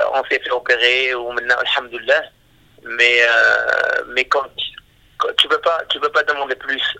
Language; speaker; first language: French; non-native, local second language; Arabic